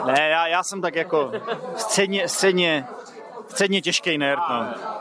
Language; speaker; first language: Czech; native; Czech